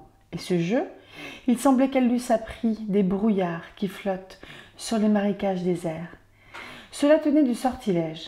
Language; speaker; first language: French; native; French